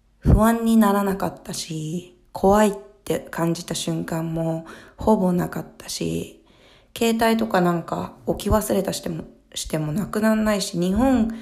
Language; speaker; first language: Japanese; early bilingual, heritage; Japanese